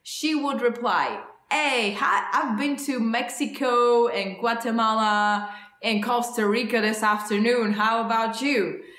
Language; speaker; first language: English; non-native, fluent; Bulgarian